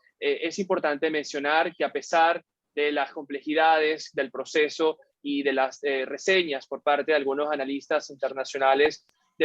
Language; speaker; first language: Spanish; native; Spanish